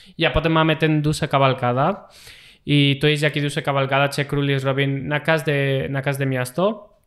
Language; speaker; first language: Polish; non-native, learner; Spanish